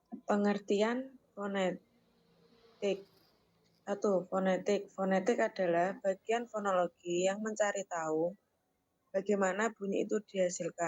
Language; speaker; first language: Indonesian; native; Indonesian